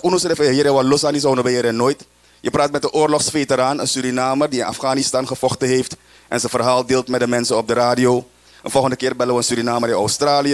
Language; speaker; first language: Dutch; native; Dutch